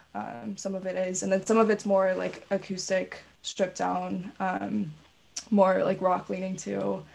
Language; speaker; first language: English; native; English